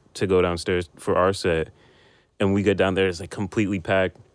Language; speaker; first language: English; native; English